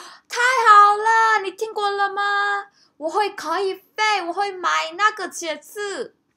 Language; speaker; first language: Chinese; non-native, learner; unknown